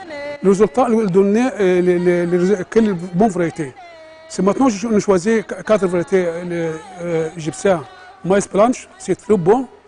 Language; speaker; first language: French; non-native, learner; Arabic